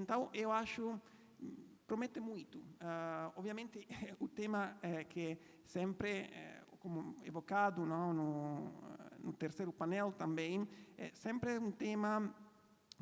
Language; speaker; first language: Portuguese; non-native, fluent; Italian